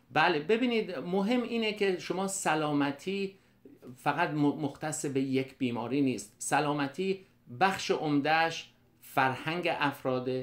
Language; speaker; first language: Persian; native; Persian